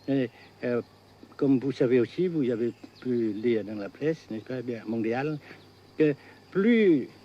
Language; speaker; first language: French; non-native, local second language; Vietnamese